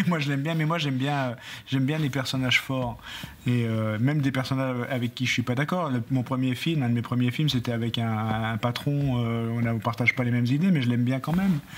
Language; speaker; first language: French; native; French